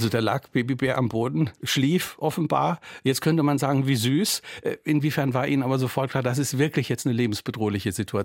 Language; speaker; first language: German; native; German